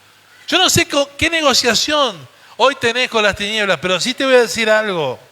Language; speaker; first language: Spanish; native; Spanish